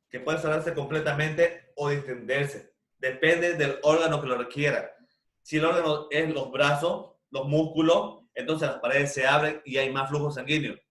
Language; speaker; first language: Spanish; native; Spanish